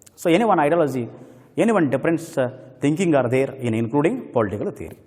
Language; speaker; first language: English; non-native, local second language; Kannada